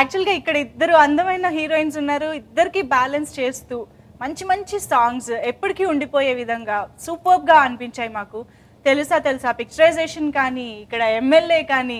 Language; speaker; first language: Telugu; native; Telugu